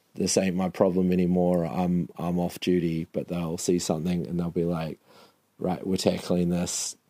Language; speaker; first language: English; native; English